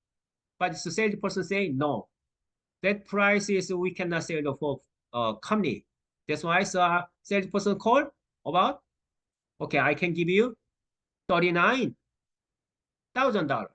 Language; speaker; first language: English; non-native, learner; Korean